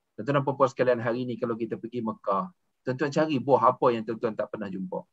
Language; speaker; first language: Malay; native; Malay